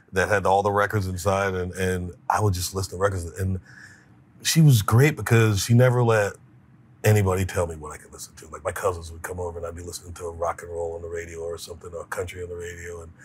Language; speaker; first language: English; native; English